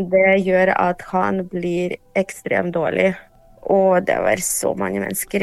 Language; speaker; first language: Norwegian; non-native, fluent; Ukrainian